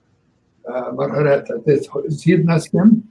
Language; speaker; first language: Ukrainian; early bilingual, heritage; Ukrainian